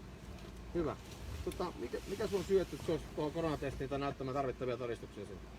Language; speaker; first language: Finnish; native; Finnish